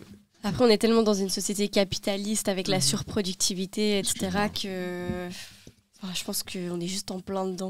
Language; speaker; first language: French; native; French